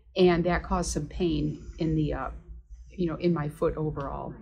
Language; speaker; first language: English; native; English